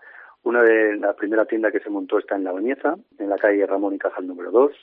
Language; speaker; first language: Spanish; native; Spanish